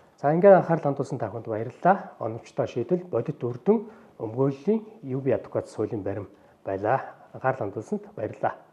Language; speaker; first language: Mongolian; native; Mongolian